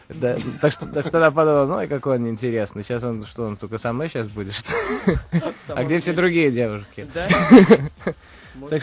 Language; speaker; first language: Russian; early bilingual, heritage; Russian